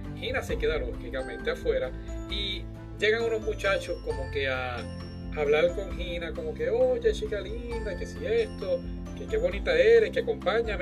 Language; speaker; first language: Spanish; native; Spanish